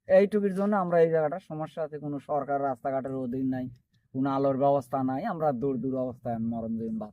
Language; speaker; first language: Bangla; native; Bangla